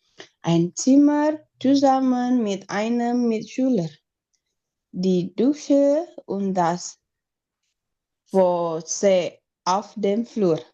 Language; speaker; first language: German; non-native, learner; Indonesian